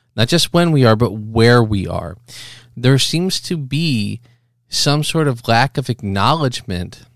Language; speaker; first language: English; native; English